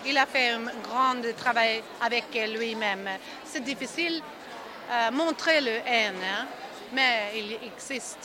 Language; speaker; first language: French; non-native, learner; Swedish